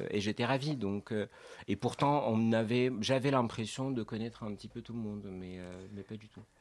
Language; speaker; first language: French; non-native, local second language; Arabic